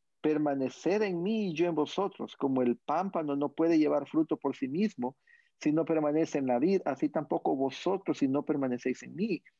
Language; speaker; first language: Spanish; native; Spanish